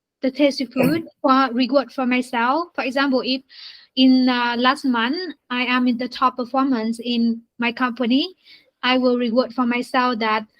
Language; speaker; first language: English; non-native, learner; Vietnamese